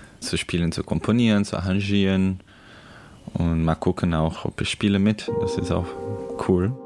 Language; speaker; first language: German; non-native, learner; Portuguese